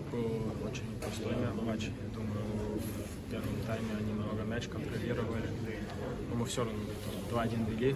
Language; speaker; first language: Russian; early bilingual, heritage; Russian